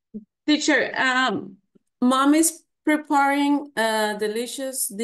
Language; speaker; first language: English; non-native, learner; Spanish